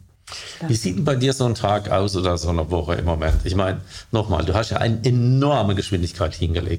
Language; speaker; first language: German; native; German